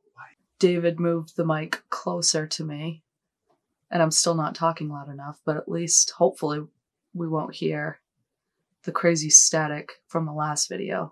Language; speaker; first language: English; native; English